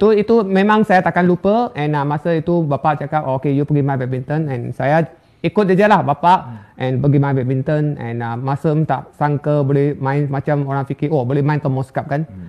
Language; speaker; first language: Malay; non-native, local second language; Chinese